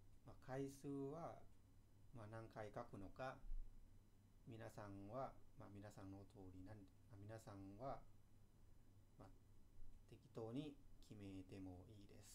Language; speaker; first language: Japanese; non-native, fluent; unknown